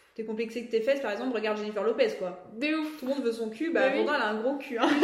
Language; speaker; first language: French; native; French